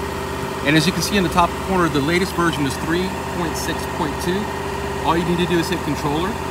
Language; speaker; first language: English; native; English